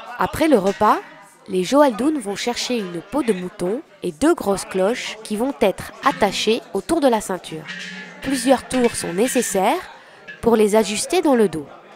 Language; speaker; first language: French; native; French